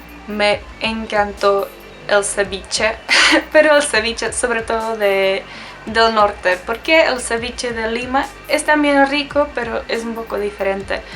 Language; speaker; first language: Spanish; non-native, fluent; Czech